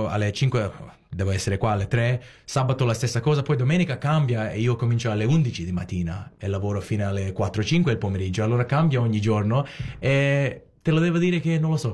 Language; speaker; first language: Italian; early bilingual, heritage; Italian